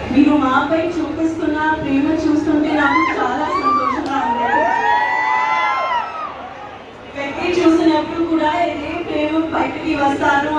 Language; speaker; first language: Telugu; non-native, learner; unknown